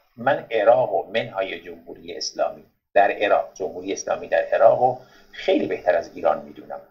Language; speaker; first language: Persian; non-native, local second language; Kurdish